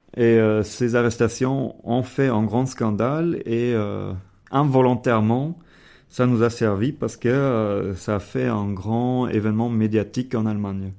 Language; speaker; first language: French; non-native, fluent; German